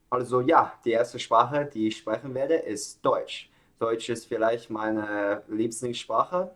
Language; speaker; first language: German; non-native, learner; Chinese